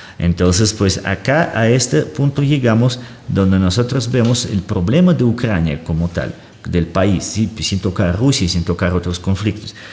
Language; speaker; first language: Spanish; non-native, fluent; Russian